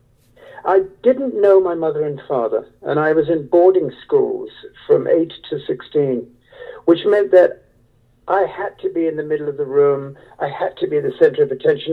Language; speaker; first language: English; native; English